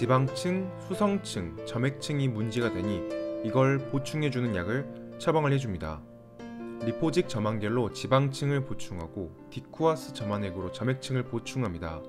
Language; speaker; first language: Korean; native; Korean